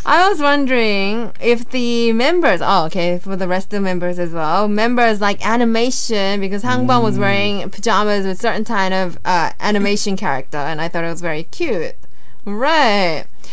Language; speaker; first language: English; early bilingual, other home language; Korean